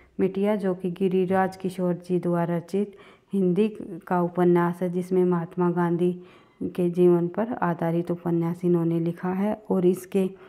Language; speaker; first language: Hindi; native; Hindi